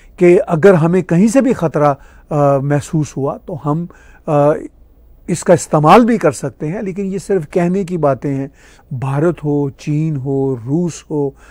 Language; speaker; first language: Urdu; non-native, local second language; Punjabi